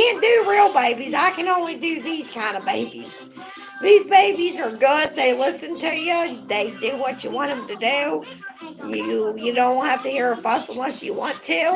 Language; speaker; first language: English; native; English